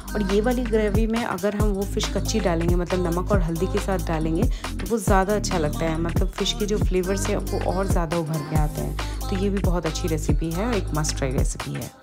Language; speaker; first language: Hindi; non-native, local second language; Bangla